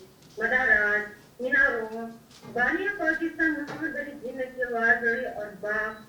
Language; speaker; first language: Hindi; non-native, fluent; Uzbek